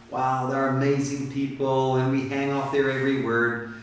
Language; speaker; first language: English; native; English